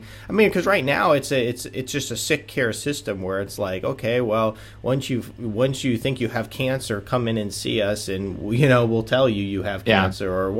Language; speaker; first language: English; native; English